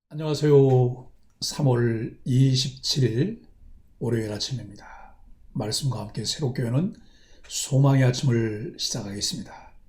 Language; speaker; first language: Korean; native; Korean